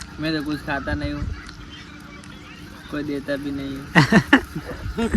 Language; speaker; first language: Hindi; non-native, local second language; Gujarati